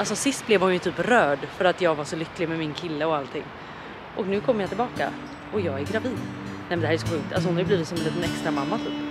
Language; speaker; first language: Swedish; native; Swedish